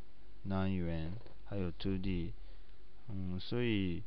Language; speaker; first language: Chinese; non-native, learner; Japanese